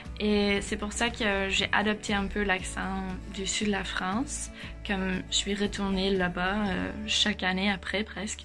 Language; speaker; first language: French; non-native, fluent; German